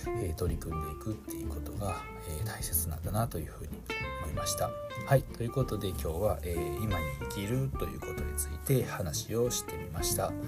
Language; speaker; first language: Japanese; native; Japanese